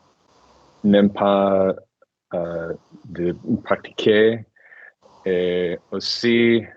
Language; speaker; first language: French; non-native, learner; English